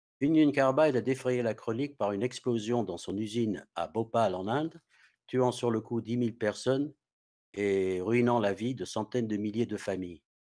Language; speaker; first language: French; non-native, fluent; English